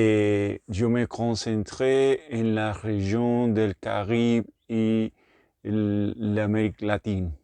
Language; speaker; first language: French; non-native, learner; Spanish